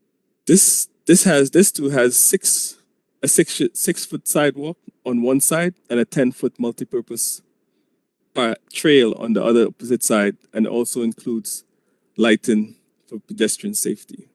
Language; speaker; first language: English; native; English